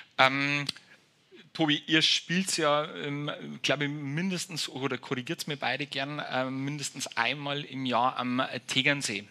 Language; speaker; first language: German; native; German